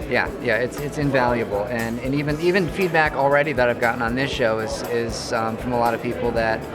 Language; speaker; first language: English; native; English